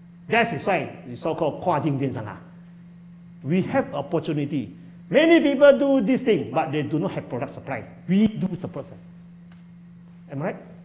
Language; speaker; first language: English; non-native, local second language; Chinese